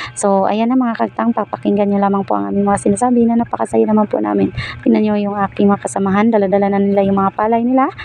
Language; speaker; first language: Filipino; non-native, local second language; Cebuano